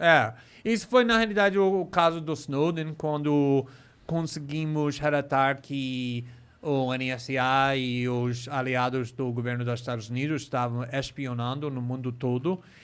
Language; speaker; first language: Portuguese; non-native, fluent; English